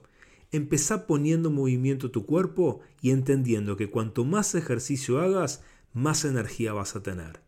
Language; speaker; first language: Spanish; native; Spanish